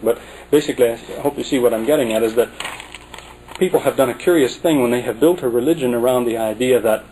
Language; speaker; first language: English; native; English